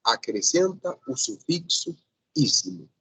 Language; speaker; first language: Portuguese; non-native, fluent; Spanish